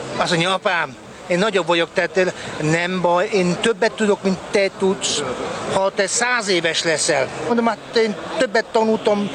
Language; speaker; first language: Hungarian; early bilingual, heritage; Hungarian